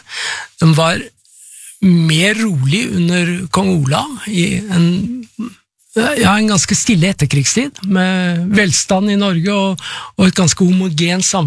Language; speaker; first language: Norwegian; native; Norwegian